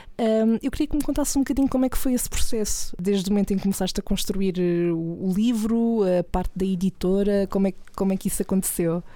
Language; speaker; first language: Portuguese; native; Portuguese